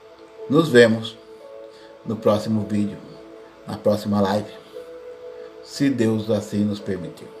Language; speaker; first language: Portuguese; native; Portuguese